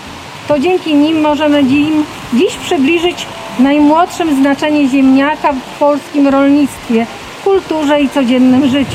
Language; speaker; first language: Polish; native; Polish